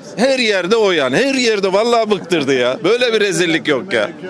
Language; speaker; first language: Turkish; native; Turkish